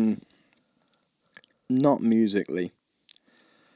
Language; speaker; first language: English; native; English